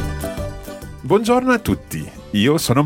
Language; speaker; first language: Italian; non-native, fluent; English